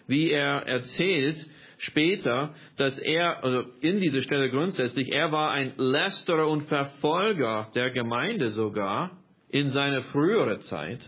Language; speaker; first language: German; non-native, fluent; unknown